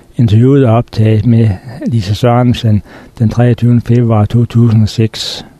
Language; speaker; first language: Danish; native; Danish